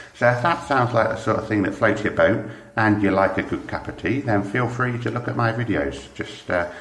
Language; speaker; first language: English; native; English